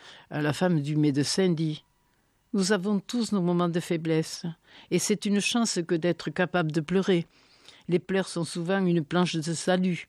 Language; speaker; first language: French; native; French